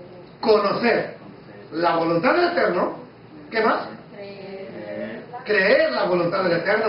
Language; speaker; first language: Spanish; native; Spanish